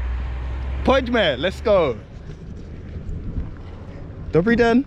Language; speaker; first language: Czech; non-native, learner; English